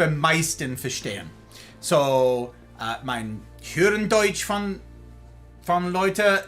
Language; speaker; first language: German; non-native, learner; English